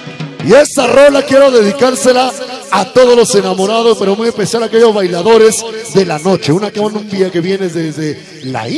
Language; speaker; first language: Spanish; native; Spanish